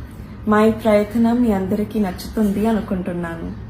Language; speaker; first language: Telugu; non-native, learner; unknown